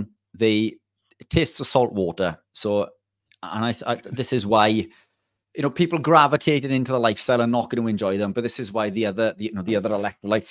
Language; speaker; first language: English; native; English